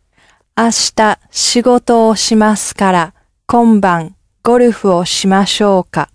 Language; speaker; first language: Japanese; non-native, learner; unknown